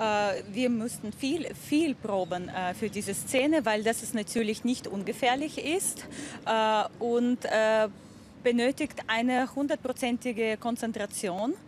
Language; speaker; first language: German; non-native, fluent; Russian